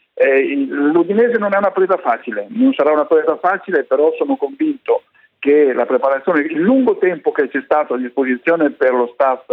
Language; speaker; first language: Italian; native; Italian